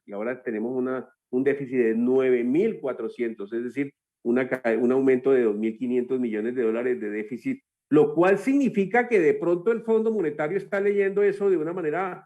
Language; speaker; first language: Spanish; native; Spanish